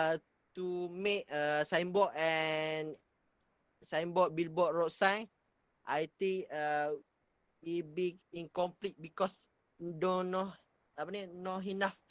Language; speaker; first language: English; non-native, local second language; Malay